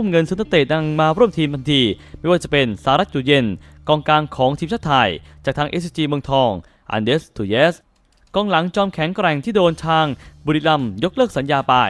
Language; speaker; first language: Thai; native; Thai